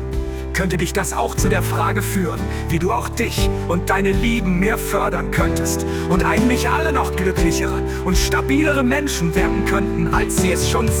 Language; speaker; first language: German; native; German